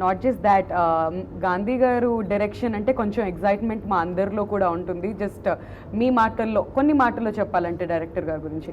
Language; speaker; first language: Telugu; native; Telugu